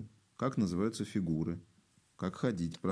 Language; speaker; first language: Russian; native; Russian